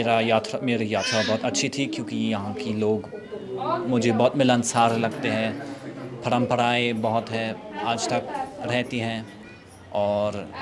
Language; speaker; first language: Hindi; non-native, fluent; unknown